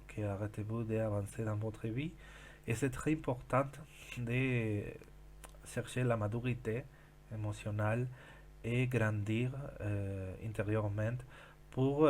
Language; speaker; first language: French; non-native, learner; Spanish